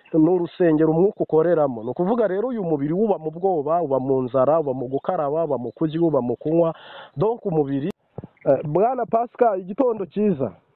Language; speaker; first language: Kinyarwanda; native; Kinyarwanda